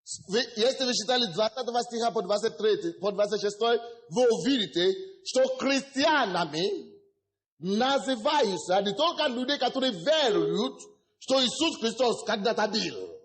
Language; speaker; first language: Russian; non-native, fluent; Yoruba